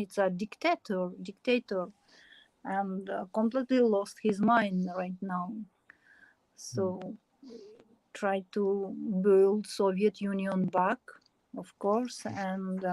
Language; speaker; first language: English; non-native, learner; Ukrainian